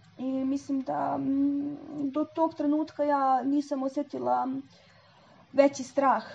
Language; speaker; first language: Serbian; native; Serbian